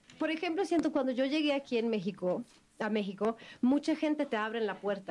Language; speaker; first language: Spanish; non-native, fluent; Swedish